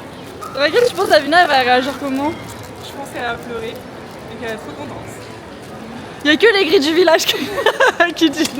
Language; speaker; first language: French; native; French